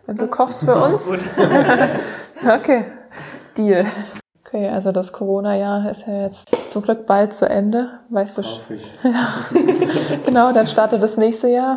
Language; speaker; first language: German; native; German